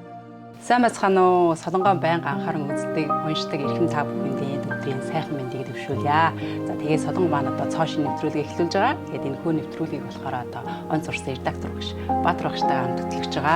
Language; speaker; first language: Mongolian; native; Mongolian